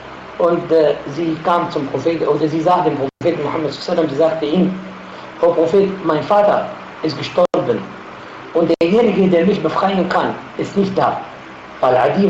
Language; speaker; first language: German; non-native, fluent; Arabic